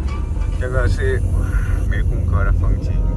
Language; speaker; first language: Chinese; non-native, fluent; Vietnamese